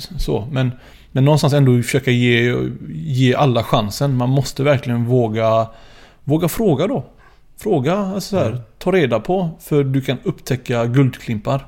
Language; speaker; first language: Swedish; early bilingual, other home language; Arabic